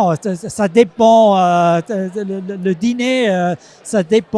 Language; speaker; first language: French; non-native, local second language; German